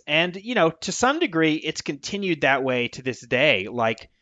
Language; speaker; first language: English; native; English